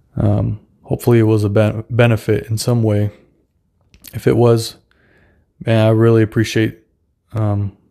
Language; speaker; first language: English; non-native, fluent; Russian